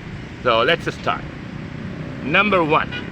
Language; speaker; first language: English; non-native, fluent; Urdu